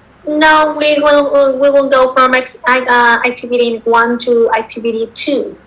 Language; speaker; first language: English; non-native, fluent; Vietnamese